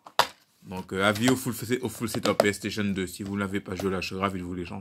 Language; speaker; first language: French; native; French